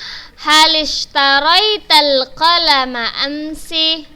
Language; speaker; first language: Arabic; non-native, fluent; Indonesian